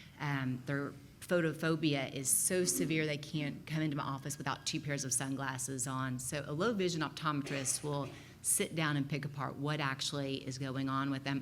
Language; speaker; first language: English; native; English